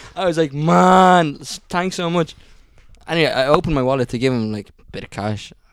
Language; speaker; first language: English; early bilingual, other home language; Italian